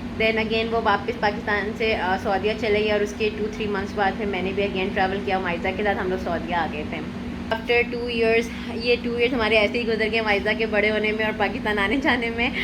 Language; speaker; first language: Urdu; native; Urdu